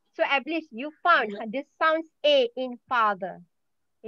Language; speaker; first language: English; non-native, learner; Malay